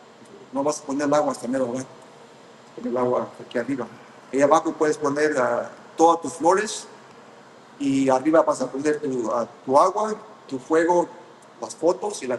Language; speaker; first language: Spanish; early bilingual, heritage; Spanish